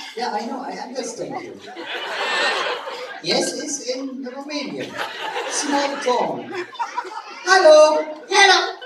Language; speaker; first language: English; non-native, learner; German